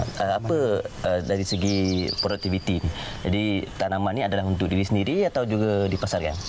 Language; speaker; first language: Malay; native; Malay